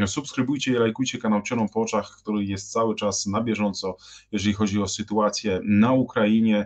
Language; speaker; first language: Polish; native; Polish